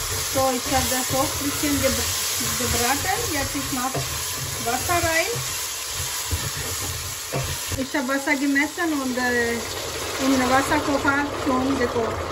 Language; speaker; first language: German; non-native, learner; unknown